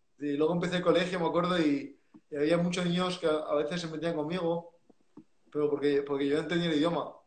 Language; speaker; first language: Spanish; early bilingual, other home language; French